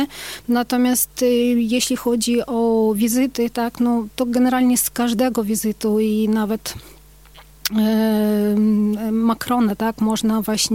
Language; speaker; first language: Polish; non-native, fluent; Ukrainian